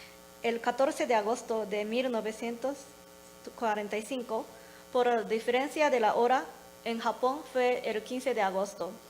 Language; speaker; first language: Spanish; non-native, learner; Japanese